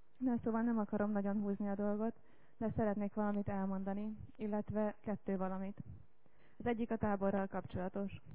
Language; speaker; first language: Hungarian; native; Hungarian